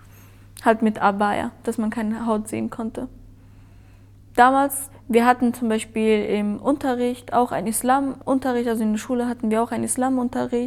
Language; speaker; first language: German; early bilingual, other home language; Persian